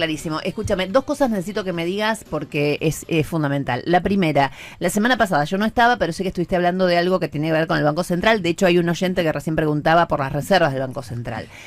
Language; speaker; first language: Spanish; native; Spanish